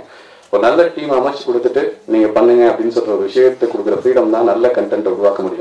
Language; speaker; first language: Tamil; native; Tamil